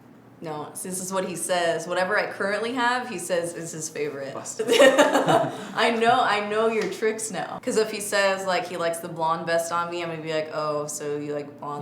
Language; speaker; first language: English; native; English